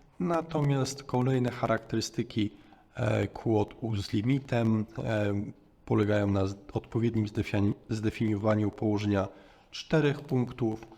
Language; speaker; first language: Polish; native; Polish